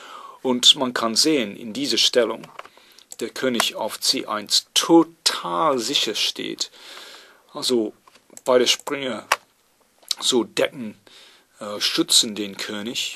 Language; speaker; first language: German; non-native, fluent; English